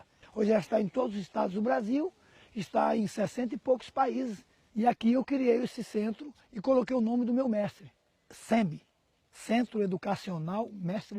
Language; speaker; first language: Portuguese; native; Portuguese